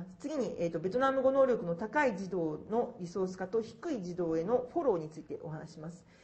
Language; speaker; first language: Japanese; native; Japanese